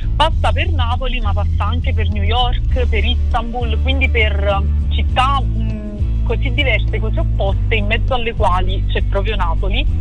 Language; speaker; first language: Italian; native; Italian